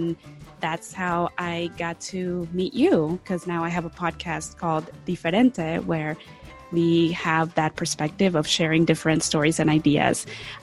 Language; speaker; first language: English; early bilingual, other home language; Spanish